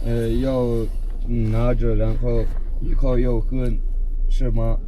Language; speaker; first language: Chinese; non-native, local second language; Tibetan